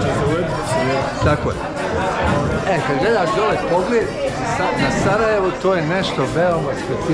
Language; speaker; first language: Croatian; native; Croatian